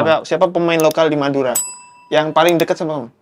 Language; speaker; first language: Indonesian; native; Indonesian